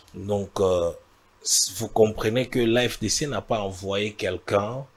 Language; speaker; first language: French; non-native, local second language; Swahili